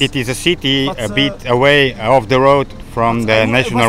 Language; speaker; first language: English; non-native, fluent; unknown